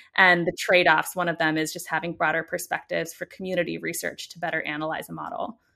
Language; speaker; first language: English; native; English